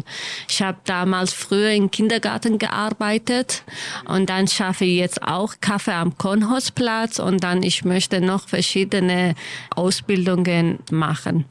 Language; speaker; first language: German; non-native, learner; Kurdish